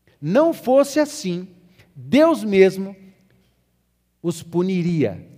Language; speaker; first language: Portuguese; native; Portuguese